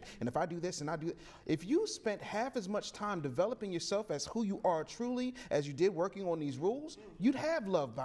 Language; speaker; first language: English; native; English